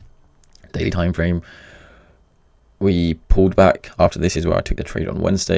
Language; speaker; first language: English; native; English